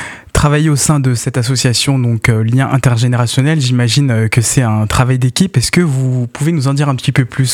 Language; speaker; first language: French; native; French